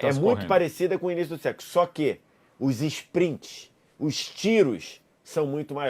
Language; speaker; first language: Portuguese; native; Portuguese